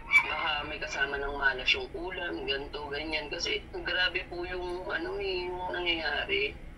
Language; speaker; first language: Filipino; native; Filipino